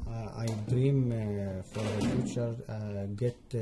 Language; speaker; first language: English; non-native, learner; Arabic